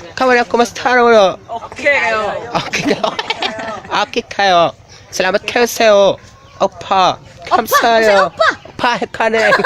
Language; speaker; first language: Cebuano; non-native, learner; Korean